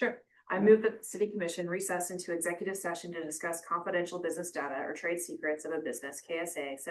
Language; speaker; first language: English; native; English